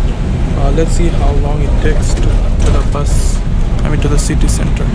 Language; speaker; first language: English; non-native, learner; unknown